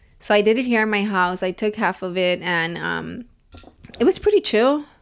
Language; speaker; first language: English; early bilingual, other home language; Spanish